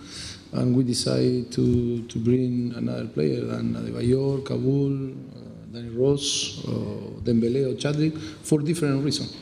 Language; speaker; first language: English; non-native, fluent; Spanish